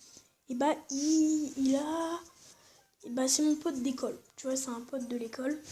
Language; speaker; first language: French; native; French